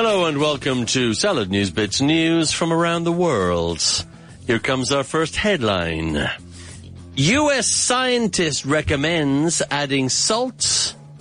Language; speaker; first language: English; native; English